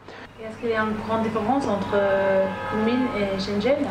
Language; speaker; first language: French; non-native, learner; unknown